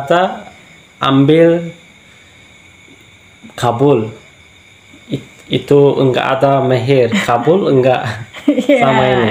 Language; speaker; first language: Indonesian; non-native, learner; Turkish